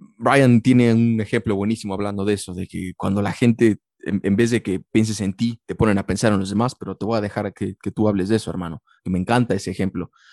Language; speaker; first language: Spanish; early bilingual, heritage; Spanish